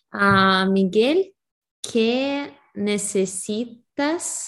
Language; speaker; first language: Spanish; non-native, learner; English